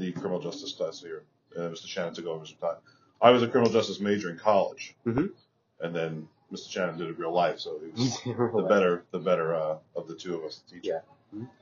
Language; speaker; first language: English; native; English